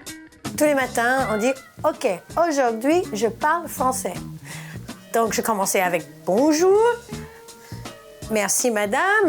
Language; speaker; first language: French; non-native, fluent; English